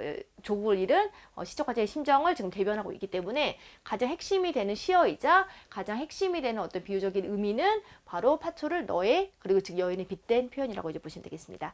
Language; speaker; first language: Korean; native; Korean